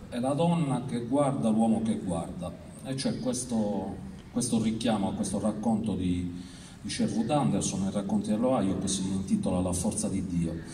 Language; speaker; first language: Italian; native; Italian